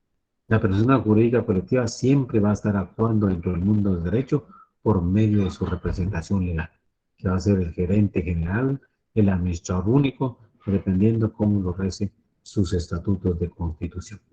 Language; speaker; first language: Spanish; native; Spanish